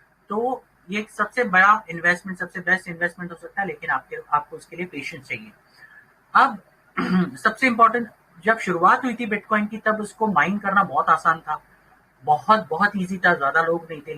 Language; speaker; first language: Hindi; non-native, local second language; Marathi